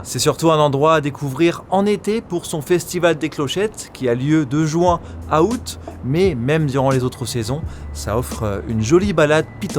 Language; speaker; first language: French; native; French